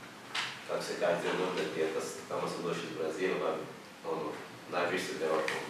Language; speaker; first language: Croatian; non-native, fluent; Portuguese